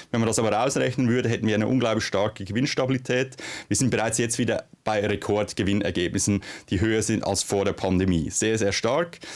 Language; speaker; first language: German; native; German